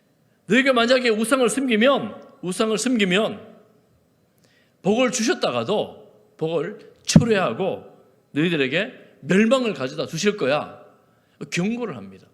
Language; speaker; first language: Korean; native; Korean